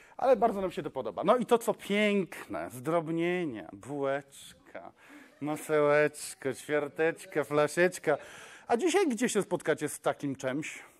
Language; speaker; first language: Polish; non-native, local second language; Kashubian